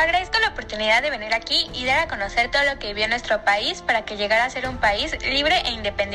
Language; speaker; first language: Spanish; native; Spanish